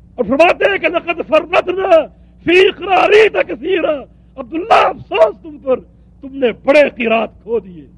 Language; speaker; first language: Urdu; native; Urdu